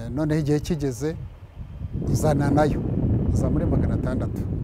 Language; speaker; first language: Kinyarwanda; early bilingual, heritage; Kinyarwanda